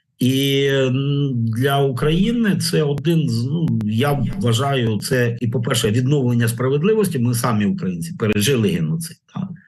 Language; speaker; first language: Ukrainian; native; Ukrainian